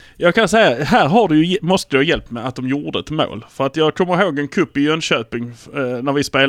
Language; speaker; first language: Swedish; native; Swedish